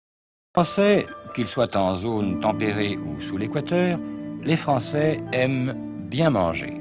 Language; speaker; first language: French; native; French